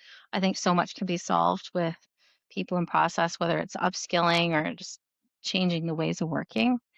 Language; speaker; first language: English; native; English